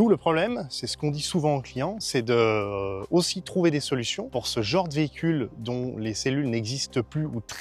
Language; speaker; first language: French; native; French